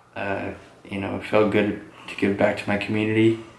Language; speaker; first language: English; native; English